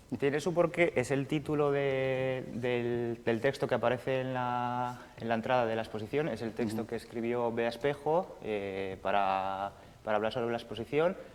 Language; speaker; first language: Spanish; early bilingual, other home language; Romanian